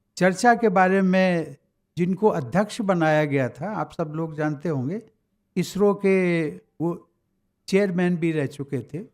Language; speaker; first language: Hindi; native; Hindi